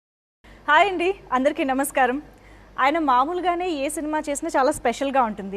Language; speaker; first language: Telugu; native; Telugu